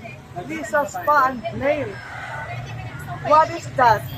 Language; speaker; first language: English; non-native, local second language; Filipino